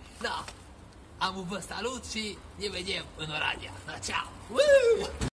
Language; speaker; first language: Romanian; non-native, local second language; Hungarian